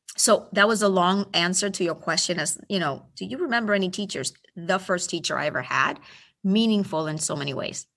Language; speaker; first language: English; early bilingual, other home language; Spanish